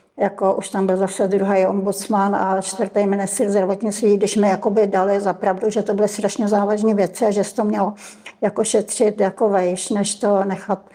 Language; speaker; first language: Czech; native; Czech